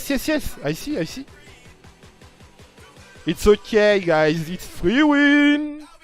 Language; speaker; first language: English; non-native, learner; French